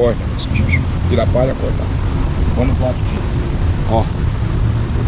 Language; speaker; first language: Portuguese; native; Portuguese